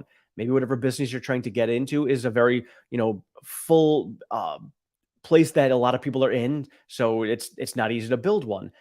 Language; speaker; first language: English; native; English